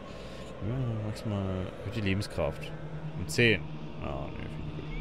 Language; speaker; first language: German; native; German